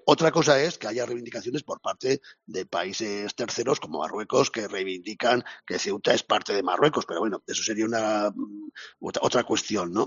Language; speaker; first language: Spanish; native; Spanish